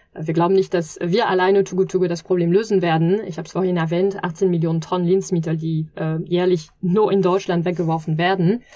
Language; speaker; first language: German; non-native, fluent; French